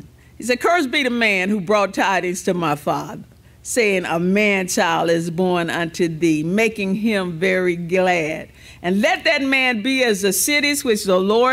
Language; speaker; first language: English; native; English